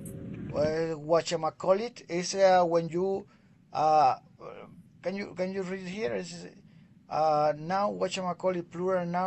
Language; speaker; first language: English; non-native, learner; Spanish